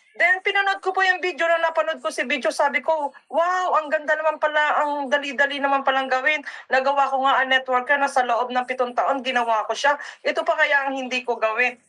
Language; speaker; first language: Filipino; native; Filipino